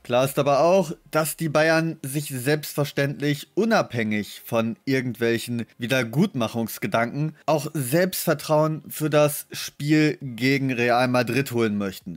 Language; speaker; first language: German; native; German